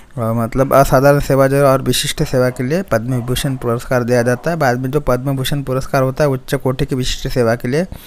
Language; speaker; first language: Hindi; non-native, local second language; Marathi